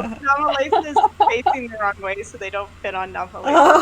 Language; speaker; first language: English; native; English